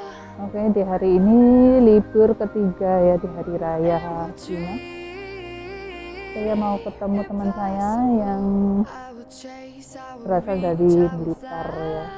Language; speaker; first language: Indonesian; non-native, local second language; Javanese